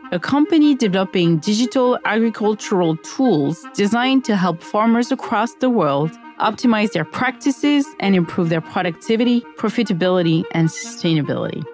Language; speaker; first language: English; non-native, fluent; French